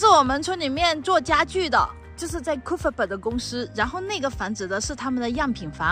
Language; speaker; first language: Chinese; non-native, local second language; Cantonese